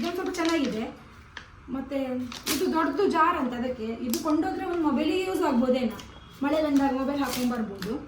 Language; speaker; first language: Kannada; non-native, local second language; Tulu